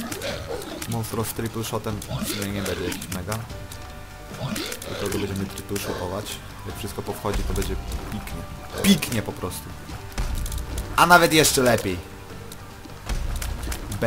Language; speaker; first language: Polish; native; Polish